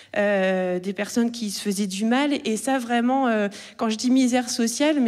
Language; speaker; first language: French; native; French